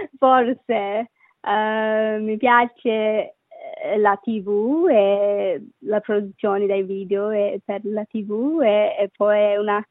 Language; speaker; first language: Italian; non-native, learner; Sinhala